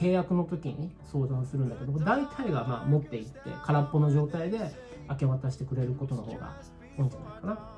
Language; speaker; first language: Japanese; native; Japanese